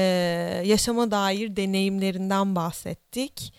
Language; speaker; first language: Turkish; native; Turkish